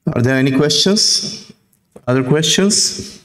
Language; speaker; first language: English; non-native, fluent; Bulgarian